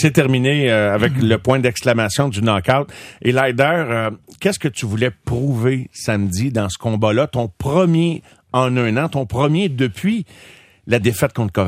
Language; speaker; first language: French; native; French